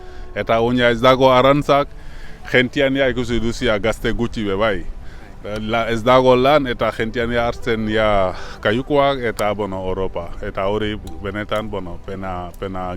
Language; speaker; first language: Basque; non-native, learner; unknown